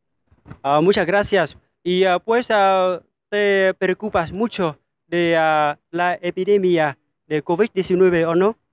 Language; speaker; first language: Spanish; non-native, fluent; Vietnamese